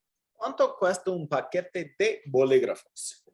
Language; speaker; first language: Spanish; non-native, fluent; English